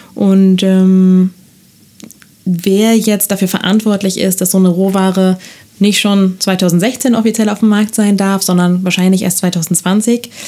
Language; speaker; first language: German; non-native, fluent; Spanish